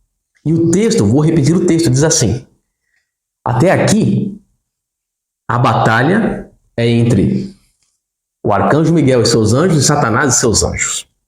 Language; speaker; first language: Portuguese; native; Portuguese